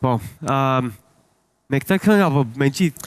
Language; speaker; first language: Albanian; non-native, learner; English